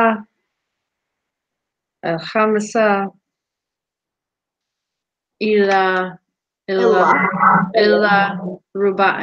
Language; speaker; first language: Arabic; non-native, learner; English